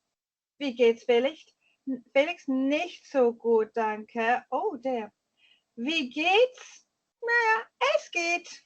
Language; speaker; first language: German; non-native, fluent; English